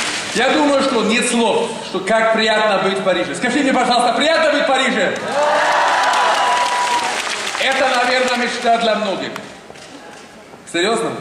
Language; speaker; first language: Russian; non-native, learner; Swedish